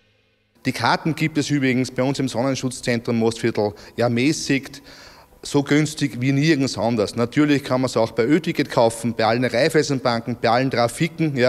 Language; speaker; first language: German; native; German